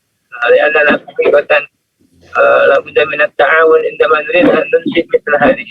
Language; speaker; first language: Arabic; non-native, fluent; Indonesian